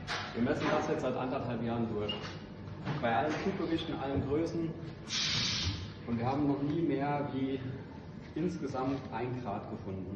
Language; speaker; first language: German; native; German